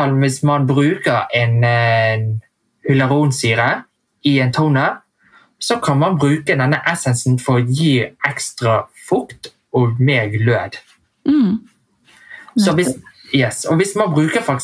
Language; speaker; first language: Norwegian; early bilingual, heritage; Vietnamese